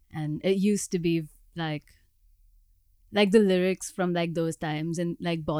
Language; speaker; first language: English; non-native, local second language; Hindi